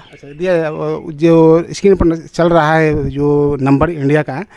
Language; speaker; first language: Hindi; native; Hindi